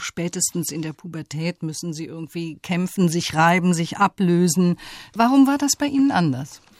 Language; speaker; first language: German; native; German